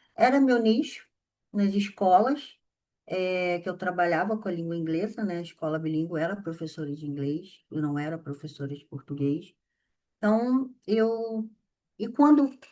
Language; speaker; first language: Portuguese; native; Portuguese